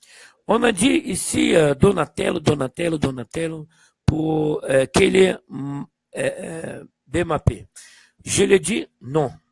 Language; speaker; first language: French; non-native, fluent; Portuguese